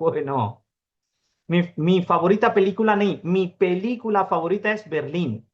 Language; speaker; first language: Spanish; non-native, fluent; Urdu